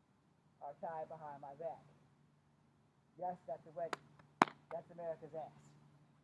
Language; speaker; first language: English; native; English